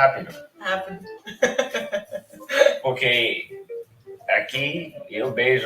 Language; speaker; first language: Portuguese; non-native, learner; English